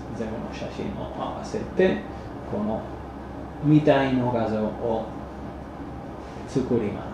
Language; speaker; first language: Japanese; non-native, fluent; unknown